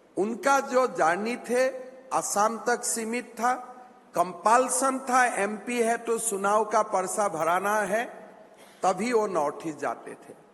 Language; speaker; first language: Hindi; non-native, local second language; Assamese